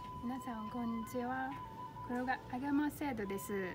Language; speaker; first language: Japanese; non-native, learner; Mongolian